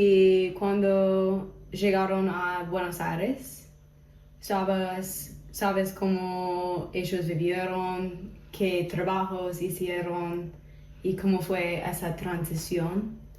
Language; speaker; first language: Spanish; non-native, fluent; English